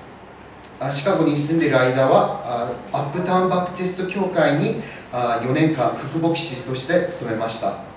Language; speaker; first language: Japanese; early bilingual, other home language; English